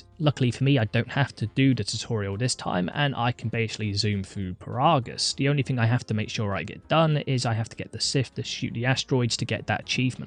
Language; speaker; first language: English; native; English